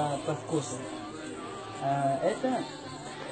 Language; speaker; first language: Russian; non-native, learner; Arabic